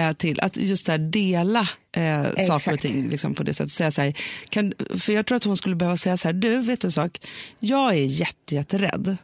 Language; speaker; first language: Swedish; native; Swedish